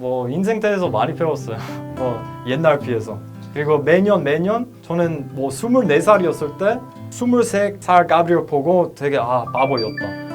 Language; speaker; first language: Korean; non-native, learner; Croatian